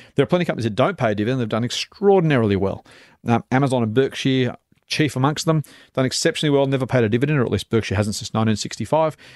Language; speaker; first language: English; native; English